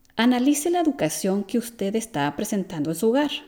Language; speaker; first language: Spanish; early bilingual, heritage; Spanish